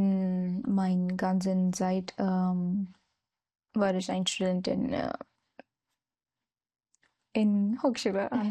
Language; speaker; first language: German; non-native, learner; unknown